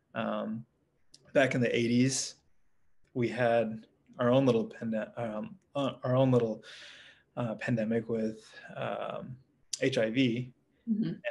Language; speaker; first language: English; native; English